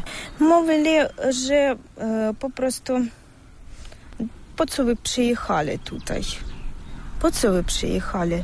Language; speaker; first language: Ukrainian; non-native, local second language; Russian